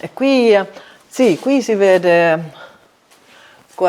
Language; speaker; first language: Italian; non-native, learner; Finnish